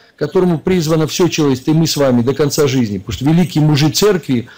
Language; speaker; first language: Russian; native; Russian